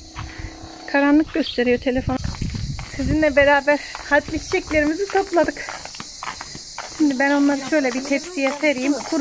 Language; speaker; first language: Turkish; native; Turkish